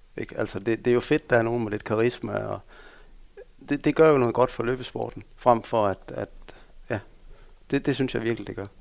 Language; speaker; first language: Danish; native; Danish